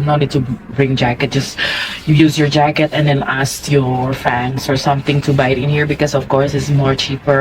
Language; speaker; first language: English; non-native, fluent; Indonesian